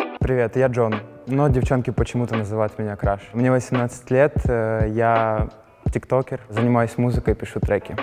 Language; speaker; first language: Russian; early bilingual, other home language; Spanish